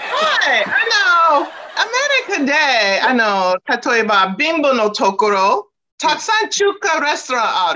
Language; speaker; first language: Japanese; non-native, learner; English